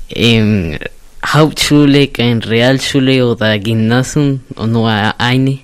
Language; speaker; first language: German; non-native, learner; Spanish